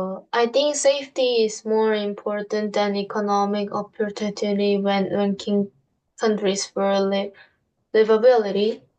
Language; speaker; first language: English; non-native, fluent; Korean